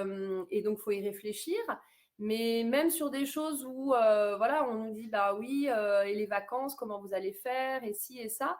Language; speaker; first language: French; native; French